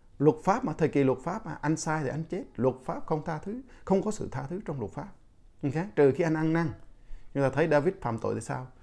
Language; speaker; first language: Vietnamese; non-native, local second language; Jarai